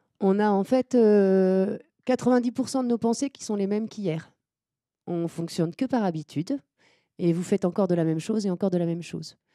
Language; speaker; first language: French; native; French